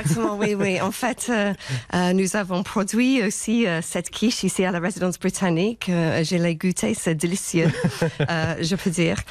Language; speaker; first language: French; non-native, fluent; English